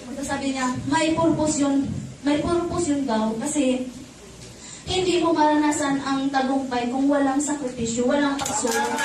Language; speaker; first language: Filipino; non-native, local second language; Cebuano